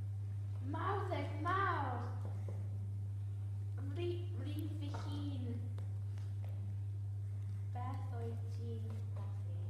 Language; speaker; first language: Welsh; non-native, learner; English